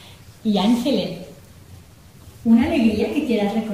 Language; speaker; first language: Spanish; native; Spanish